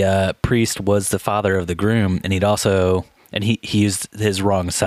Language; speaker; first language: English; native; English